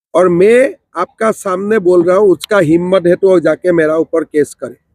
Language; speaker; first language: Hindi; non-native, local second language; Assamese